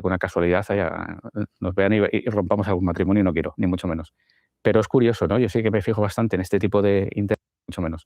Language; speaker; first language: Spanish; native; Spanish